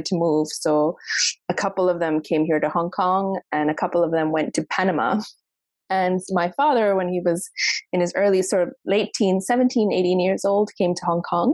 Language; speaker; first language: English; non-native, local second language; Sindhi